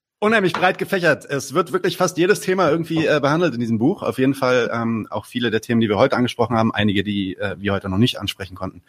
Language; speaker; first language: German; early bilingual, other home language; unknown